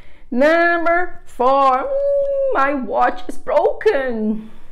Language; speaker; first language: English; non-native, fluent; Portuguese